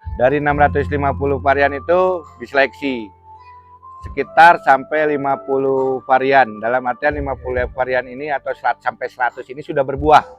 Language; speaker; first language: Indonesian; native; Indonesian